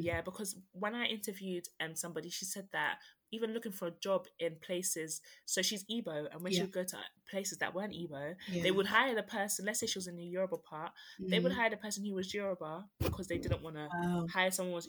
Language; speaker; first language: English; native; English